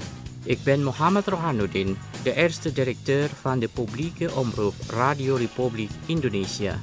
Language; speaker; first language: Dutch; non-native, learner; Indonesian